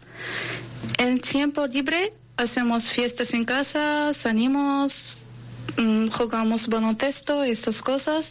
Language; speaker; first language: Spanish; non-native, learner; Arabic